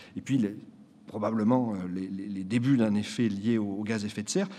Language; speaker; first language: French; native; French